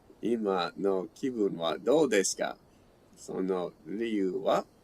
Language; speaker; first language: Japanese; non-native, learner; English